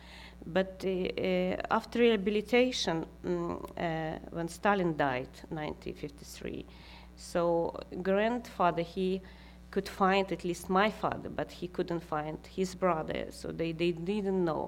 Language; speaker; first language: English; non-native, fluent; Kazakh